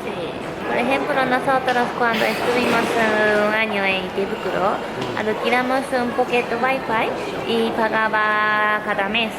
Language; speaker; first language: Spanish; non-native, learner; Japanese